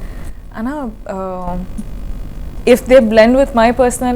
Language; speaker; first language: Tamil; non-native, learner; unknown